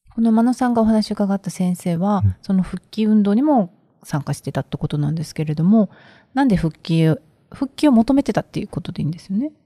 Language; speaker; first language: Japanese; native; Japanese